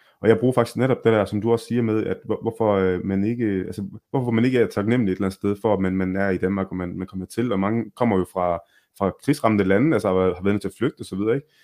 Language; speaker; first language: Danish; early bilingual, other home language; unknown